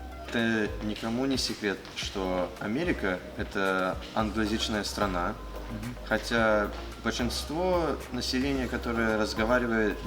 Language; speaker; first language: Russian; early bilingual, heritage; Russian